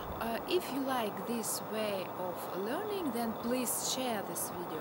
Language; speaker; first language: English; non-native, fluent; Russian